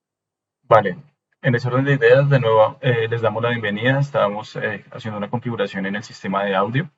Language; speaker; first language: Spanish; native; Spanish